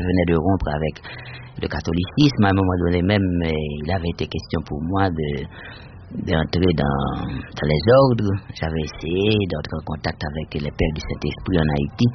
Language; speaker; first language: French; non-native, local second language; Haitian Creole